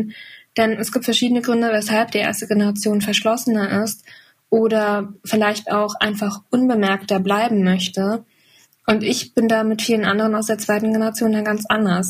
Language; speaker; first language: German; native; German